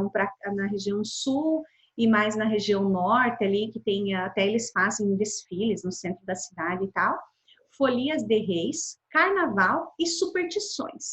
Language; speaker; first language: Portuguese; native; Portuguese